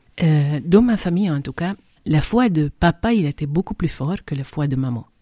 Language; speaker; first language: French; non-native, fluent; Hungarian